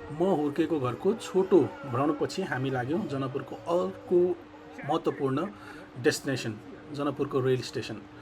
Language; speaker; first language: Nepali; native; Nepali